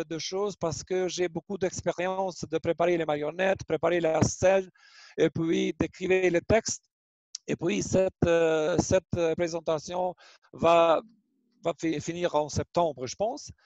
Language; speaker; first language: French; non-native, learner; Albanian